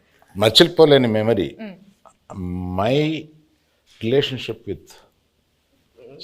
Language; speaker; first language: Telugu; native; Telugu